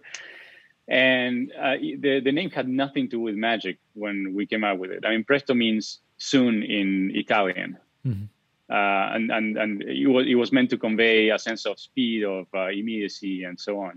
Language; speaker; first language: English; non-native, fluent; Spanish